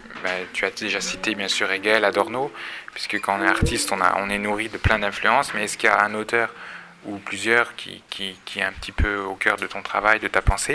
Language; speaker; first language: French; native; French